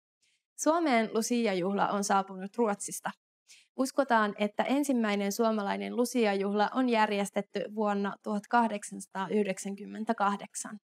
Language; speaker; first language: Finnish; native; Finnish